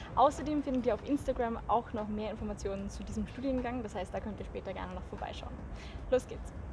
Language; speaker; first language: German; native; German